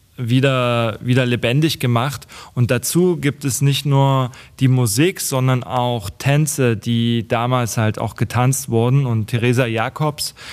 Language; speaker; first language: German; non-native, local second language; Upper Sorbian